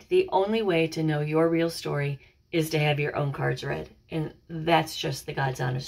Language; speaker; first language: English; native; English